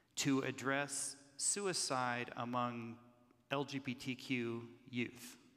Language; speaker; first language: English; native; English